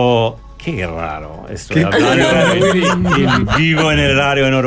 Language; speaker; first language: Spanish; non-native, learner; English